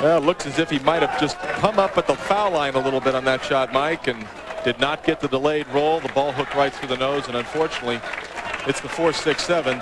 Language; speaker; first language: English; native; English